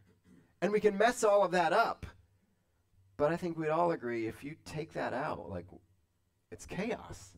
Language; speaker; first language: English; native; English